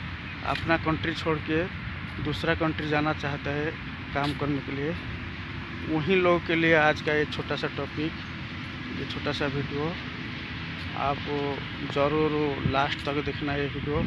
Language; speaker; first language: Hindi; non-native, local second language; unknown